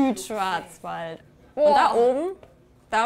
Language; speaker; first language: German; native; German